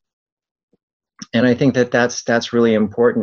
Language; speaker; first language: English; native; English